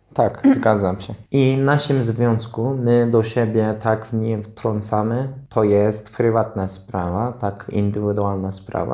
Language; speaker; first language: Polish; non-native, fluent; Turkish